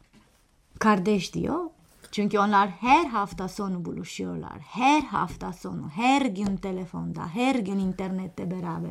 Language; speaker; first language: Turkish; non-native, fluent; Romanian